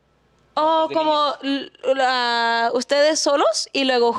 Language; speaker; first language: Spanish; early bilingual, heritage; English